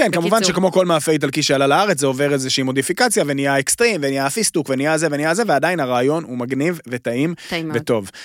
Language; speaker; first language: Hebrew; native; Hebrew